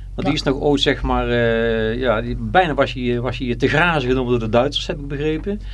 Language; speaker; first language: Dutch; native; Dutch